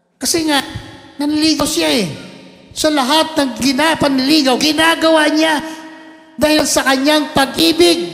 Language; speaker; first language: Filipino; non-native, local second language; Cebuano